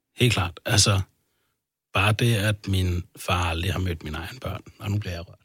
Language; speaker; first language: Danish; early bilingual, other home language; Arabic